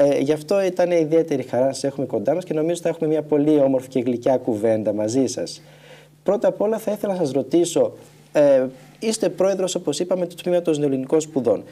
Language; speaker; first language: Greek; native; Greek